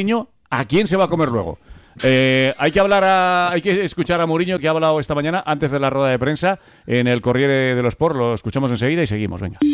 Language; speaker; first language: Spanish; native; Spanish